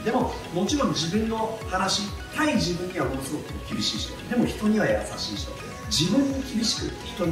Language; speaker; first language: Japanese; native; Japanese